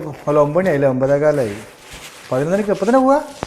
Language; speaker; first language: Malayalam; native; Malayalam